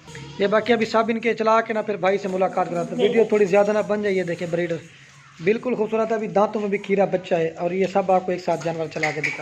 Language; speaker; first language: Hindi; non-native, local second language; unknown